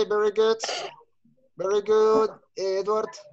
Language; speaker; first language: English; non-native, learner; Spanish